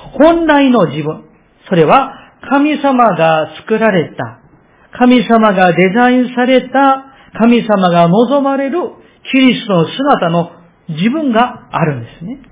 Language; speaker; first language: Japanese; non-native, fluent; Korean